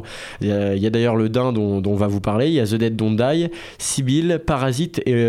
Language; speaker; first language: French; native; French